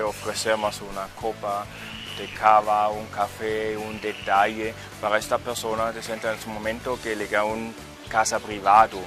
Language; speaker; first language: Spanish; non-native, fluent; German